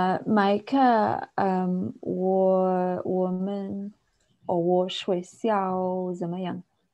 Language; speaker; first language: Chinese; non-native, learner; English